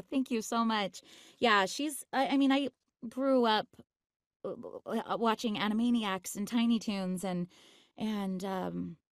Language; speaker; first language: English; native; English